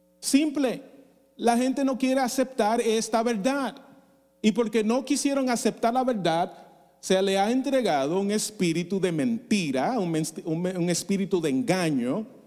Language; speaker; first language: Spanish; non-native, fluent; English